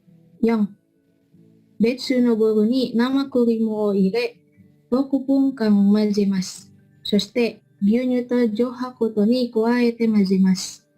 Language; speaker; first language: Japanese; non-native, learner; Indonesian